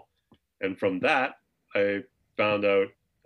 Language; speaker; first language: English; native; English